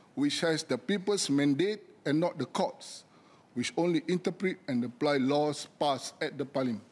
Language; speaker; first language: English; non-native, local second language; Malay